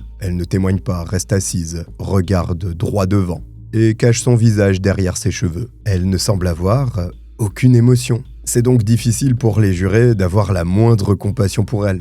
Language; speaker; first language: French; native; French